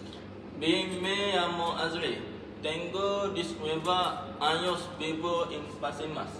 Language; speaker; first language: Spanish; non-native, learner; Malay